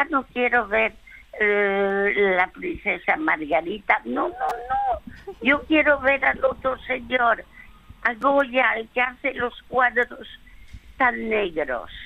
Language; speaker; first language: Spanish; early bilingual, other home language; French